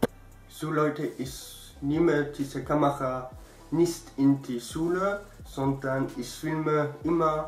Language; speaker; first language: German; early bilingual, other home language; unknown